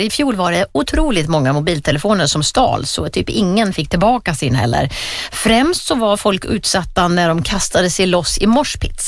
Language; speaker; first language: Swedish; native; Swedish